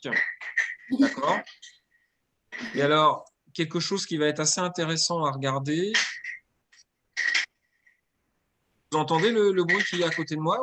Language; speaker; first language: French; native; French